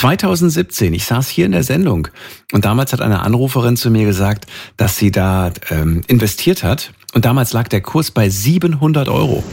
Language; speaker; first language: German; native; German